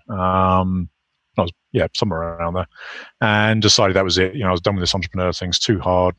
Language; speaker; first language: English; native; English